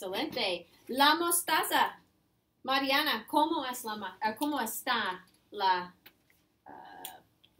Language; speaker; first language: Spanish; non-native, fluent; English